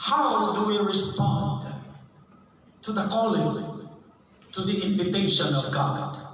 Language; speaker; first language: English; non-native, local second language; Filipino